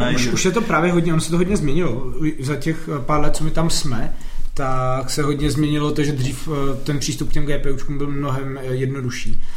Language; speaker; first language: Czech; native; Czech